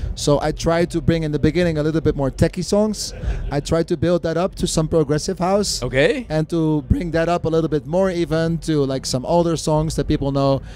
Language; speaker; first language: English; non-native, fluent; Dutch